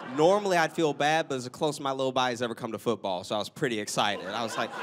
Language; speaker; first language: English; native; English